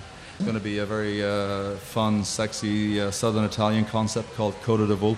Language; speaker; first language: English; native; English